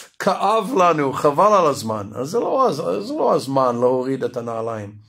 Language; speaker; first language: Hebrew; non-native, fluent; Russian